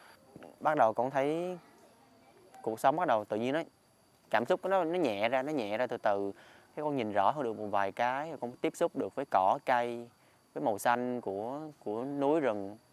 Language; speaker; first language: Vietnamese; native; Vietnamese